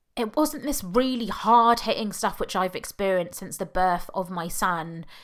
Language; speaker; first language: English; native; English